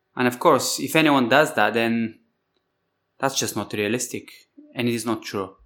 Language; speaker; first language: English; non-native, fluent; Bulgarian